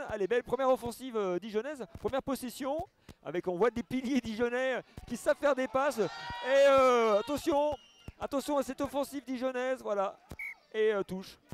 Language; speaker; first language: French; native; French